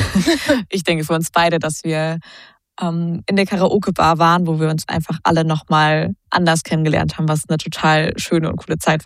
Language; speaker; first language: German; native; German